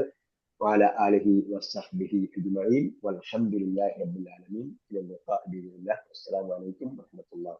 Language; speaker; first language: Arabic; non-native, fluent; Malayalam